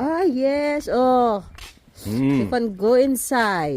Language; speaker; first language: English; non-native, learner; Filipino